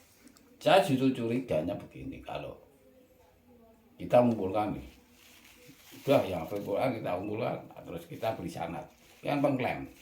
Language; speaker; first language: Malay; non-native, local second language; Javanese